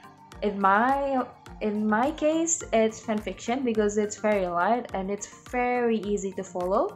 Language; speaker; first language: English; non-native, learner; Indonesian